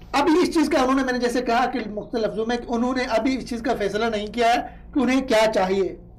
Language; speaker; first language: Urdu; non-native, local second language; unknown